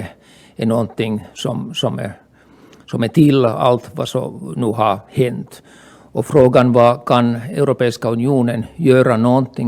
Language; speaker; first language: Swedish; non-native, local second language; Finnish